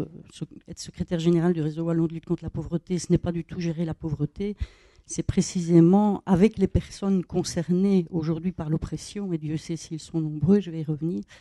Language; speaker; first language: French; native; French